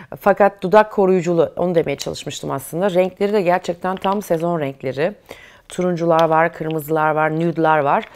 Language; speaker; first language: Turkish; native; Turkish